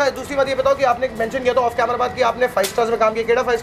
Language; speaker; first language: Hindi; native; Hindi